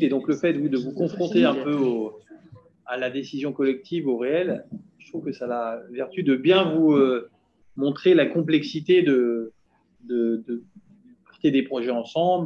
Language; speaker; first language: French; native; French